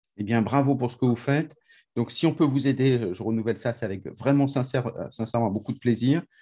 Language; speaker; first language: French; native; French